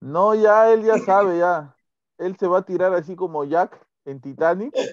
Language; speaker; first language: Spanish; native; Spanish